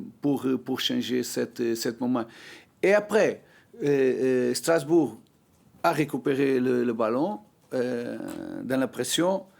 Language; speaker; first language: French; non-native, learner; Portuguese